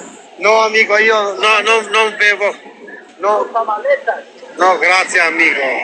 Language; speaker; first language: Italian; non-native, learner; Albanian